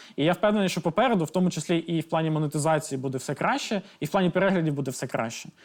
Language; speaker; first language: Ukrainian; non-native, local second language; Russian